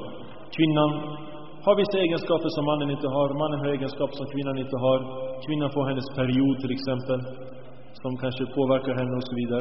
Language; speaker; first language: Swedish; early bilingual, other home language; Arabic